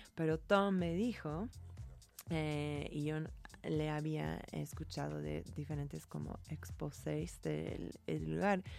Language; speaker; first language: Spanish; non-native, fluent; English